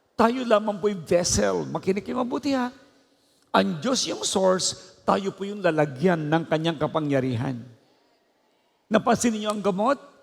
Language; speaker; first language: Filipino; native; Filipino